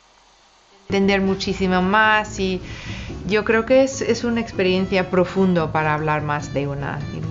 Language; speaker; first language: Spanish; non-native, fluent; English